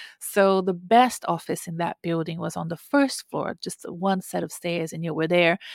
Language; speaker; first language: English; non-native, fluent; Portuguese